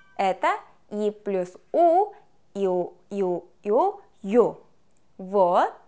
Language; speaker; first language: Russian; non-native, fluent; Korean